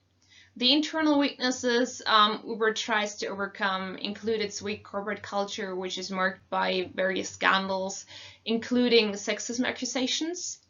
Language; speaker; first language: English; non-native, fluent; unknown